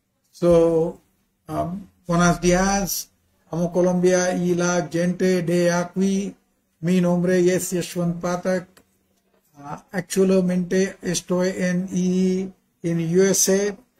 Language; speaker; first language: Spanish; non-native, learner; Hindi